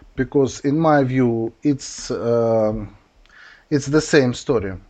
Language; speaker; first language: English; non-native, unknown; Russian